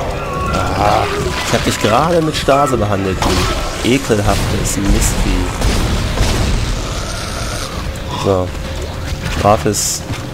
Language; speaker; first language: German; native; German